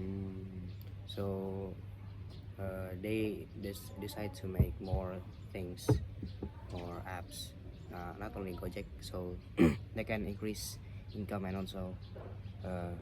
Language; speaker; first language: English; non-native, fluent; Indonesian